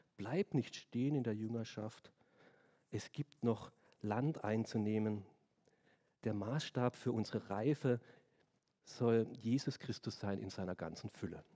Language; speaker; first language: German; native; German